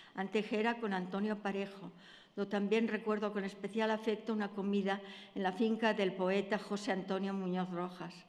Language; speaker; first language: Spanish; native; Spanish